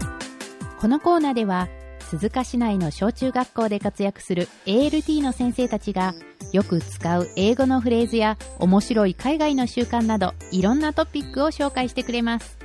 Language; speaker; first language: Japanese; native; Japanese